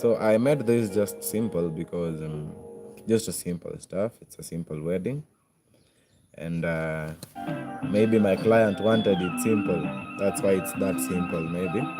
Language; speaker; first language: English; non-native, local second language; Swahili